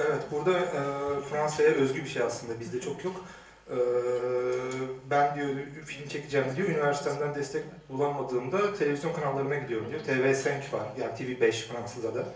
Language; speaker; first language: Turkish; native; Turkish